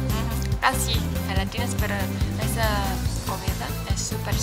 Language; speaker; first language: Spanish; non-native, learner; Korean